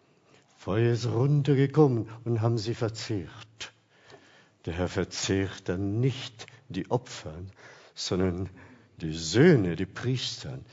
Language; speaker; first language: German; non-native, fluent; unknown